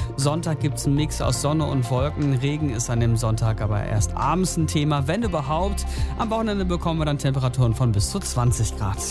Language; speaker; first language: German; native; German